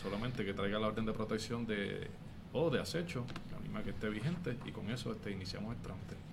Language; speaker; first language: Spanish; native; Spanish